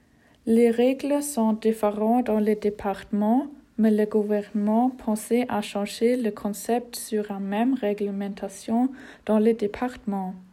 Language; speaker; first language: French; non-native, learner; German